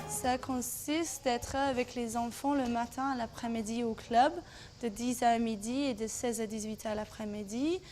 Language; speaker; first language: French; non-native, fluent; English